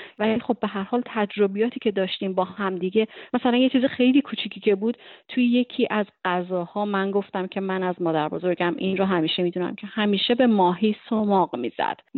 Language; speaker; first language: Persian; native; Persian